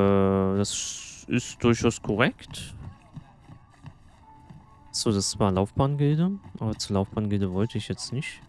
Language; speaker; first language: German; native; German